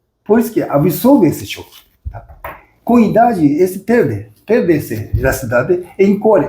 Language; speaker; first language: Portuguese; non-native, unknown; Japanese